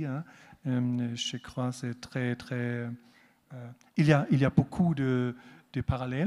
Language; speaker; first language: French; non-native, learner; German